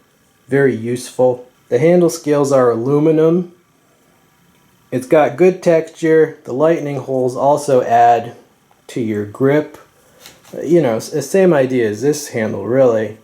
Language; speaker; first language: English; native; English